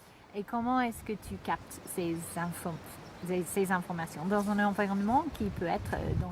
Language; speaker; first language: French; non-native, fluent; English